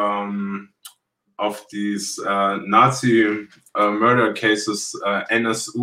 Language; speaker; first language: English; non-native, fluent; German